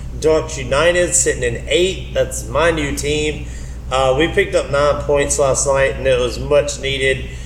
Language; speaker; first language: English; native; English